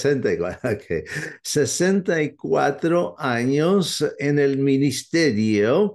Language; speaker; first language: Spanish; non-native, fluent; English